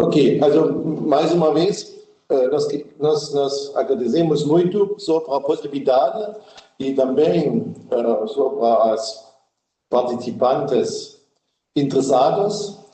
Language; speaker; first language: Portuguese; non-native, learner; German